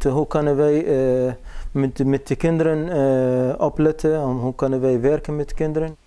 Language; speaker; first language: Dutch; non-native, learner; Arabic